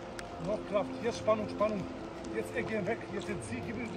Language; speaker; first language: German; non-native, learner; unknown